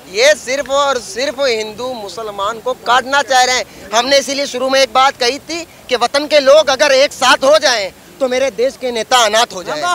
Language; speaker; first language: Hindi; native; Hindi